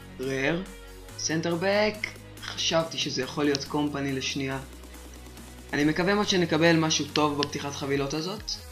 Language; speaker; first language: Hebrew; native; Hebrew